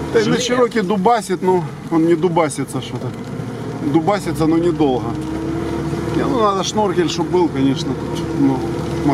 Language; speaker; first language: Russian; native; Russian